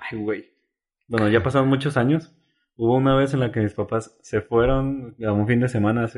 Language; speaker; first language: Spanish; native; Spanish